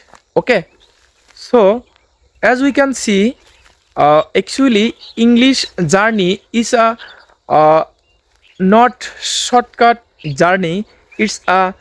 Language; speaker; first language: English; non-native, learner; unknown